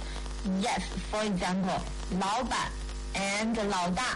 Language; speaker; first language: English; non-native, fluent; Chinese